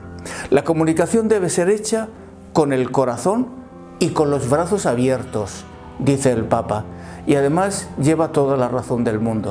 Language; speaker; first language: Spanish; native; Spanish